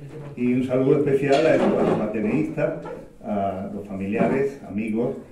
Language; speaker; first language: Spanish; native; Spanish